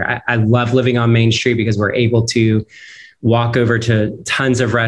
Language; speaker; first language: English; native; English